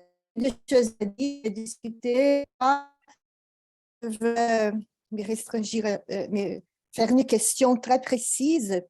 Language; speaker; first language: French; non-native, fluent; Portuguese